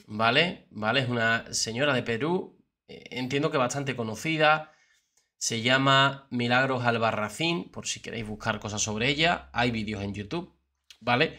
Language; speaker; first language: Spanish; native; Spanish